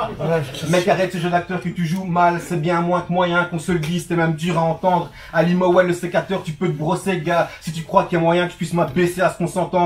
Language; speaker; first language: French; early bilingual, other home language; Turkish